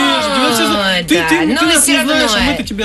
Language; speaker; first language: Russian; native; Russian